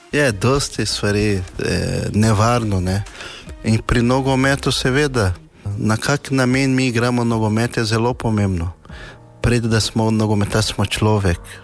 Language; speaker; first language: Slovenian; non-native, fluent; Portuguese